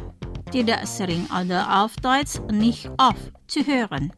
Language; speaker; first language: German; non-native, fluent; Indonesian